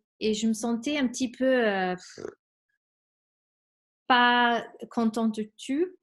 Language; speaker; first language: French; non-native, fluent; Spanish